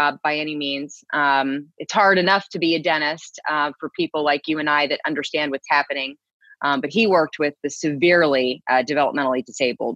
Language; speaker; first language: English; native; English